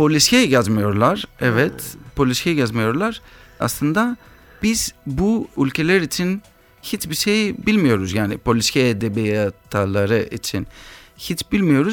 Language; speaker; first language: Turkish; non-native, learner; Greek